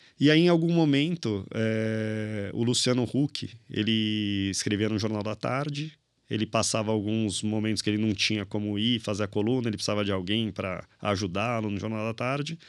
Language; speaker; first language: Portuguese; native; Portuguese